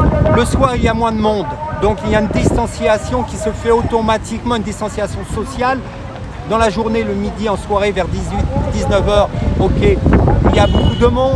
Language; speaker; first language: French; native; French